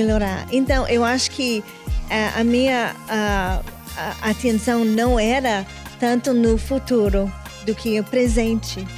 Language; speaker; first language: Portuguese; non-native, fluent; English